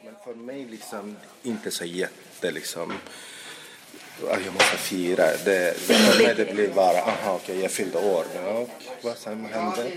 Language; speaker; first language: Swedish; non-native, local second language; Arabic